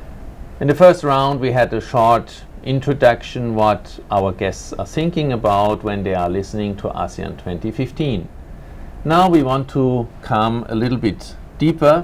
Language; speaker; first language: English; non-native, fluent; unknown